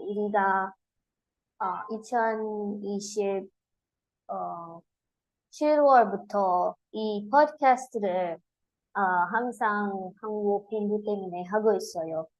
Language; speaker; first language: Korean; non-native, learner; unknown